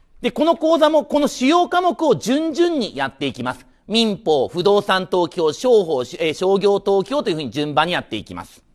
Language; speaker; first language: Japanese; native; Japanese